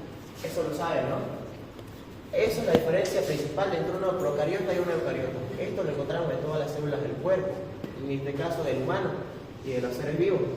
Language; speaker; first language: Spanish; native; Spanish